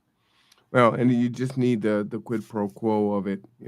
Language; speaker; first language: English; native; English